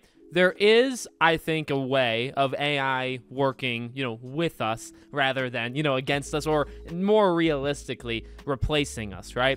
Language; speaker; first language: English; native; English